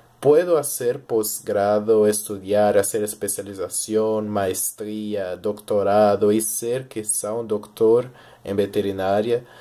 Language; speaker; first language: Spanish; early bilingual, heritage; Portuguese